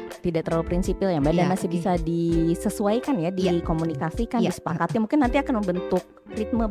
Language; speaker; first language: Indonesian; native; Indonesian